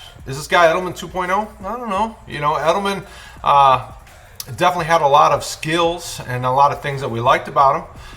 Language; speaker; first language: English; native; English